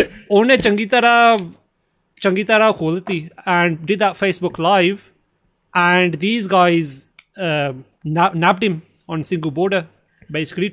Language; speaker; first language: English; early bilingual, other home language; Punjabi